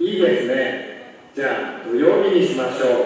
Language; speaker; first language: Japanese; non-native, learner; Indonesian